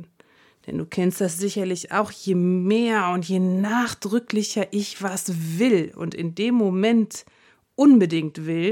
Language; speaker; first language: German; native; German